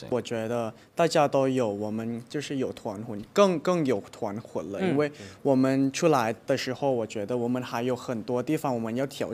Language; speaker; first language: Chinese; non-native, fluent; Thai